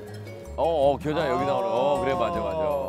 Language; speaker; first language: Korean; native; Korean